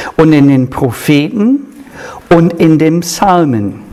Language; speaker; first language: German; non-native, fluent; English